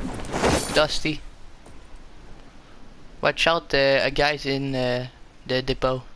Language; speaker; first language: English; non-native, learner; French